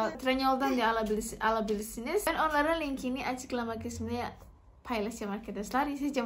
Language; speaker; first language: Turkish; non-native, learner; Indonesian